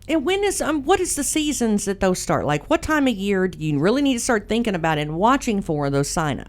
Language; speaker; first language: English; native; English